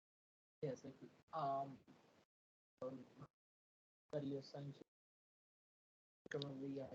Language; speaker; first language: English; non-native, learner; Spanish